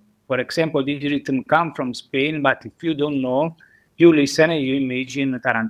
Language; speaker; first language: English; non-native, learner; Italian